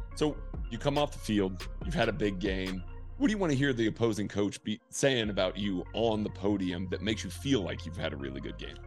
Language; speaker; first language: English; native; English